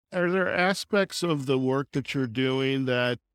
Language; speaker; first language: English; native; English